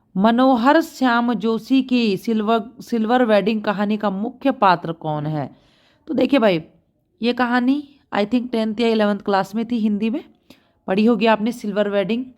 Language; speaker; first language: Hindi; native; Hindi